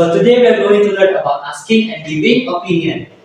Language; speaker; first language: English; non-native, learner; Indonesian